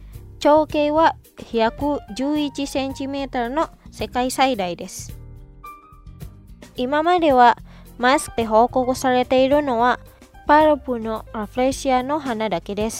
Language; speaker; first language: Japanese; non-native, fluent; Indonesian